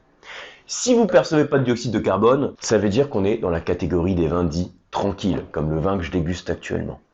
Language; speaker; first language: French; native; French